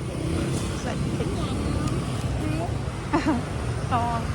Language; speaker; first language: English; non-native, learner; Indonesian